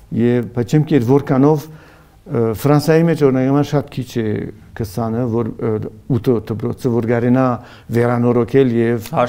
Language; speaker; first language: Armenian; early bilingual, heritage; Armenian